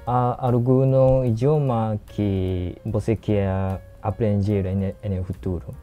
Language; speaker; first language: Portuguese; non-native, learner; Japanese